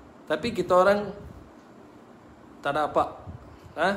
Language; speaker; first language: Malay; non-native, local second language; Tamil